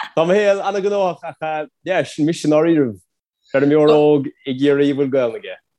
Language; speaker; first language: Irish; native; Irish